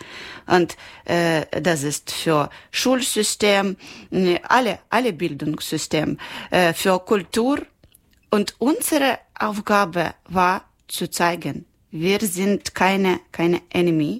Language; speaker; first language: German; non-native, learner; Ukrainian